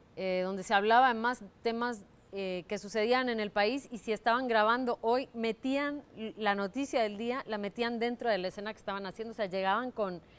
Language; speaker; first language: Spanish; native; Spanish